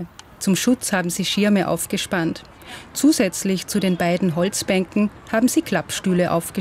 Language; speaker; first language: German; native; German